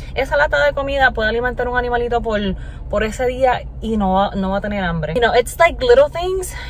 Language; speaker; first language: Spanish; native; Spanish